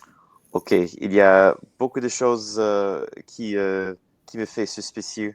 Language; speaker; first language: French; non-native, learner; English